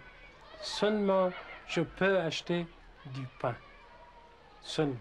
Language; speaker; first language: French; non-native, learner; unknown